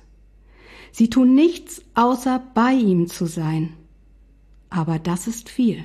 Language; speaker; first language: German; native; German